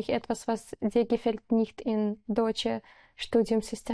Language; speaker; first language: German; non-native, learner; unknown